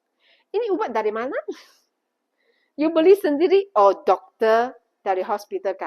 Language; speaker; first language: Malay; non-native, local second language; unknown